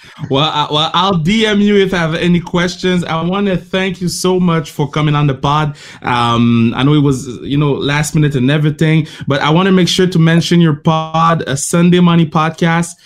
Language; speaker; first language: English; non-native, fluent; French